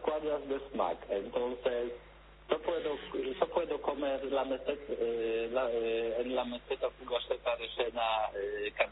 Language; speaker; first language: Spanish; non-native, fluent; Polish